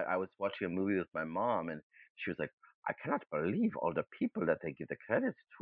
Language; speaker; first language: English; early bilingual, other home language; German